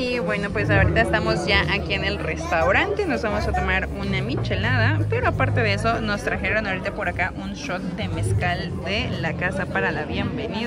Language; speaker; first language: Spanish; native; Spanish